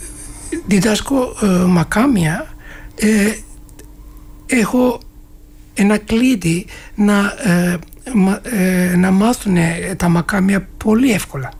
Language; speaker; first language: Greek; non-native, learner; Turkish